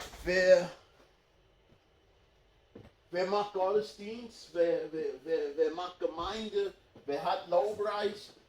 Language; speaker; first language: German; non-native, fluent; English